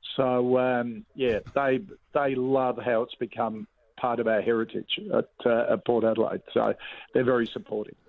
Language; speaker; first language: English; native; English